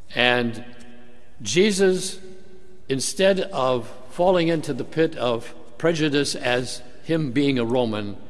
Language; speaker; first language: English; native; English